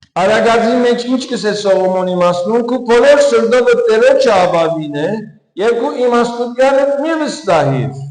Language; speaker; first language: Armenian; early bilingual, heritage; Armenian